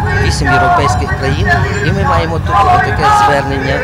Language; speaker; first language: Ukrainian; native; Ukrainian